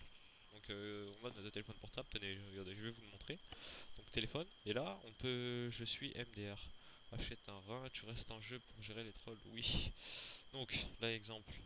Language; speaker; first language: French; native; French